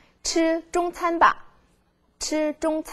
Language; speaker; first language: Chinese; non-native, fluent; Korean